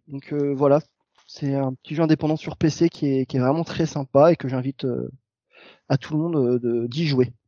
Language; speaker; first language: French; native; French